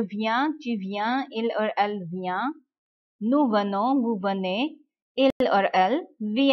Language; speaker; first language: French; non-native, fluent; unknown